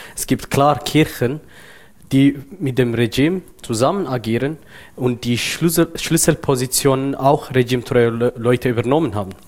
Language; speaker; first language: German; non-native, fluent; Tigrinya